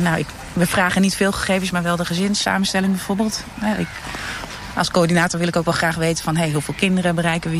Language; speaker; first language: Dutch; native; Dutch